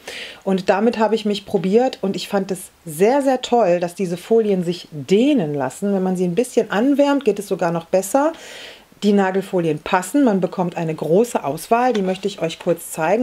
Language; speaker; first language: German; native; German